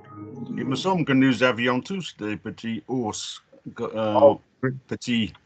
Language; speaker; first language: French; non-native, fluent; English